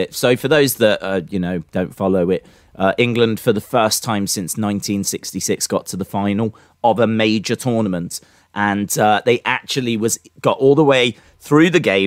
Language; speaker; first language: English; native; English